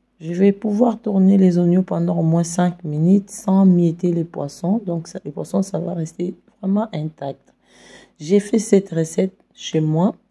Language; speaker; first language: French; non-native, local second language; Lingala